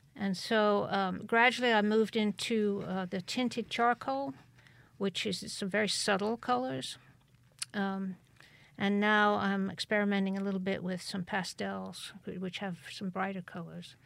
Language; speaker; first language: English; native; English